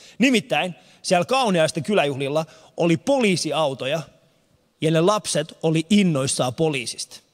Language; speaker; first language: Finnish; early bilingual, other home language; Persian